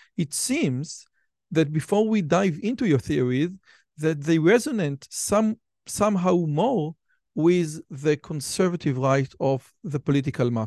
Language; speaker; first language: English; non-native, fluent; Hebrew